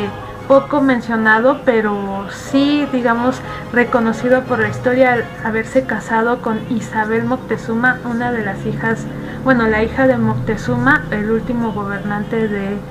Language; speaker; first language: Spanish; native; Spanish